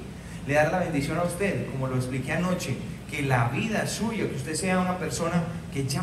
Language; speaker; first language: Spanish; native; Spanish